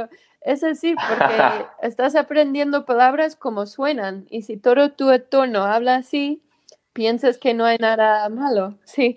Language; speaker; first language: Spanish; non-native, fluent; English